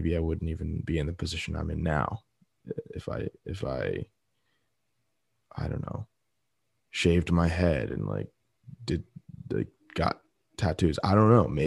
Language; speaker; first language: English; native; English